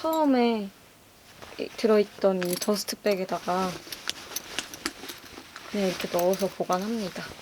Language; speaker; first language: Korean; native; Korean